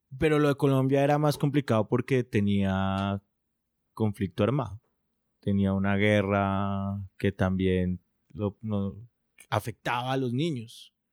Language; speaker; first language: Spanish; native; Spanish